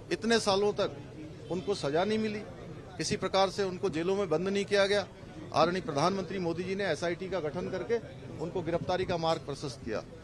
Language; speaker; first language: Hindi; native; Hindi